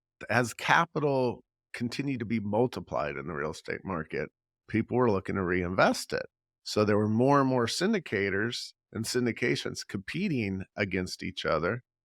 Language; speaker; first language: English; native; English